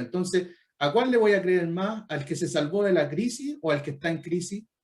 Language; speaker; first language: Spanish; native; Spanish